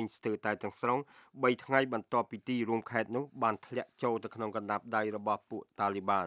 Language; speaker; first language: Khmer; native; Khmer